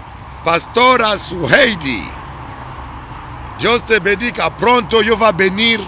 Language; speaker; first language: Spanish; non-native, learner; Lingala